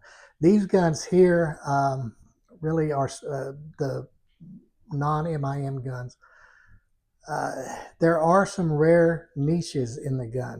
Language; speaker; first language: English; native; English